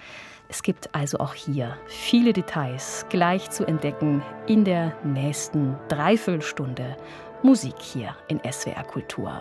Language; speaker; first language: German; native; German